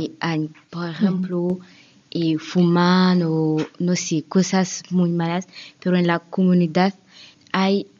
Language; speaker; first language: Spanish; non-native, learner; French